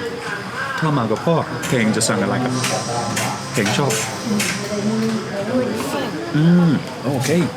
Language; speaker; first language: Thai; non-native, learner; English